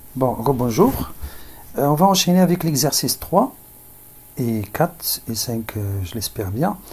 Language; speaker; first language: French; non-native, local second language; Arabic